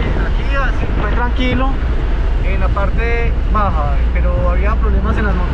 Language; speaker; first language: Spanish; native; Spanish